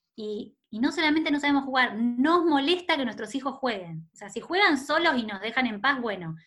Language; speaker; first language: Spanish; native; Spanish